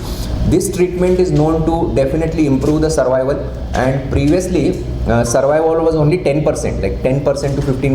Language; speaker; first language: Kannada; non-native, fluent; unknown